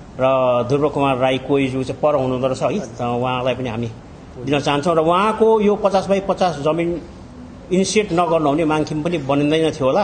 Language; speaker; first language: Nepali; native; Nepali